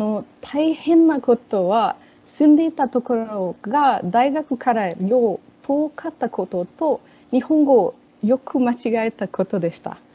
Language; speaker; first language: Japanese; non-native, fluent; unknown